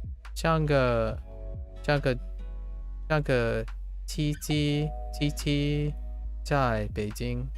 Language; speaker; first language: Chinese; non-native, learner; English